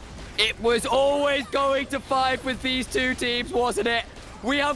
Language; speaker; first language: English; native; English